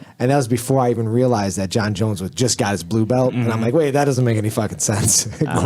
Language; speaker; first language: English; native; English